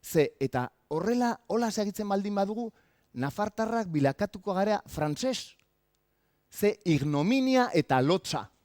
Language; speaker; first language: Basque; native; Basque